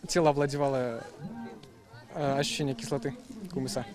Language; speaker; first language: Russian; native; Russian